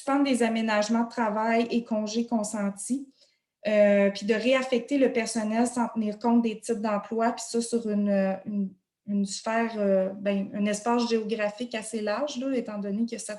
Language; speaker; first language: French; native; French